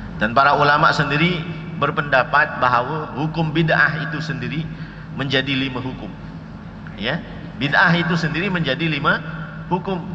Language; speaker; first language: Malay; native; Malay